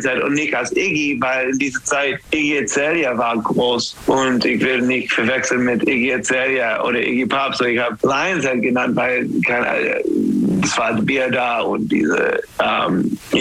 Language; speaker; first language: German; non-native, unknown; English